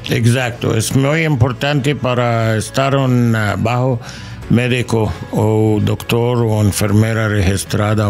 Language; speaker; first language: Spanish; non-native, learner; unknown